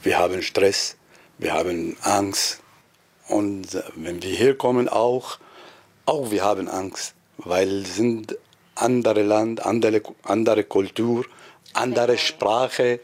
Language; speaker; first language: German; non-native, learner; Arabic